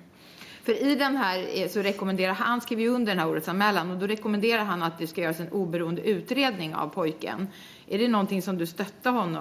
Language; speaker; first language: Swedish; native; Swedish